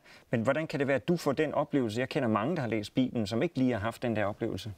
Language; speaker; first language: Danish; native; Danish